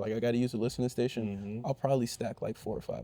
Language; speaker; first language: English; native; English